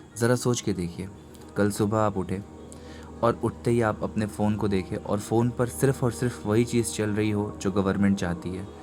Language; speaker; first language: Hindi; native; Hindi